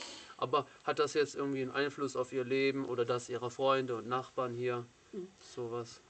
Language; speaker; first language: German; native; German